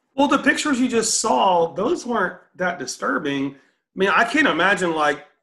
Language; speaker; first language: English; native; English